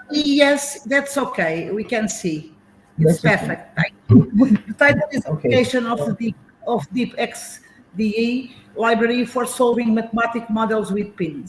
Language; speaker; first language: English; non-native, fluent; Portuguese